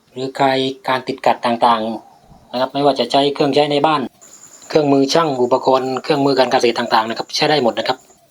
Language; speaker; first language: Thai; native; Thai